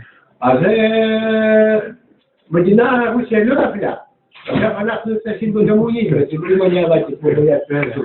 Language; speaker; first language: Hebrew; non-native, learner; Russian